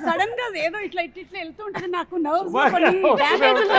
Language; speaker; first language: Telugu; native; Telugu